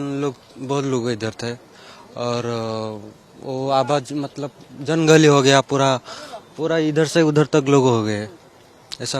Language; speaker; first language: Hindi; non-native, local second language; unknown